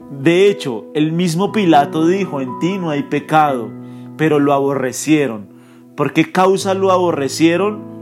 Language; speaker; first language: Spanish; native; Spanish